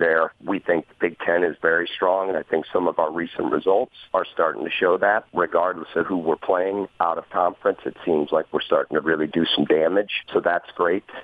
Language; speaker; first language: English; native; English